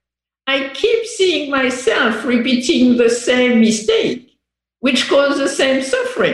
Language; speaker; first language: English; non-native, fluent; French